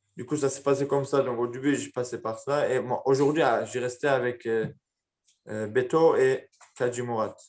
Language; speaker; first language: French; early bilingual, other home language; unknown